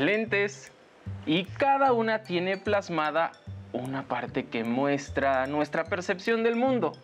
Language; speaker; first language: Spanish; native; Spanish